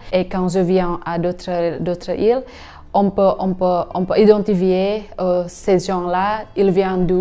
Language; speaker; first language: French; non-native, learner; Indonesian